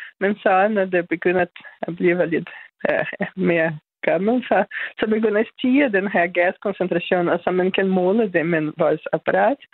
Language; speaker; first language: Danish; non-native, fluent; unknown